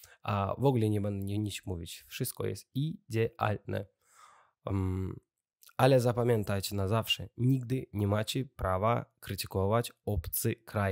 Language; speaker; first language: Polish; non-native, learner; Russian